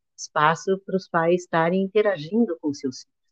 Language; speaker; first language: Portuguese; native; Portuguese